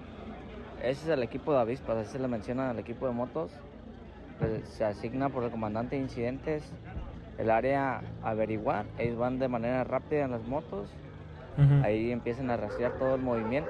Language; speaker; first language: Spanish; native; Spanish